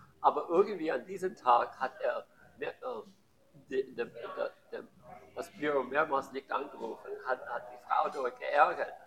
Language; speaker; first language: German; non-native, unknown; English